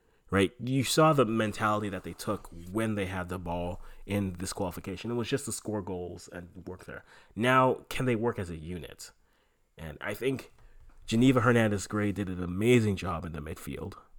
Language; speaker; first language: English; early bilingual, other home language; French